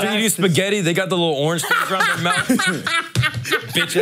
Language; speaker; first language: English; native; English